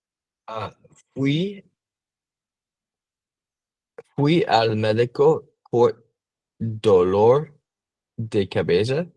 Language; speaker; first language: Spanish; non-native, learner; English